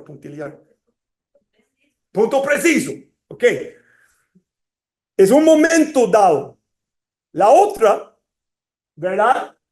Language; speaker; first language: Spanish; non-native, fluent; English